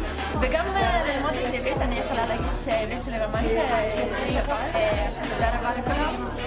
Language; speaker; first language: Hebrew; non-native, learner; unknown